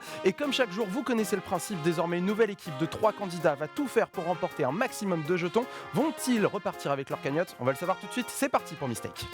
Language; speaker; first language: French; native; French